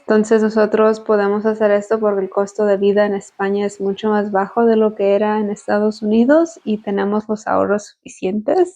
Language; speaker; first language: Spanish; early bilingual, heritage; Spanish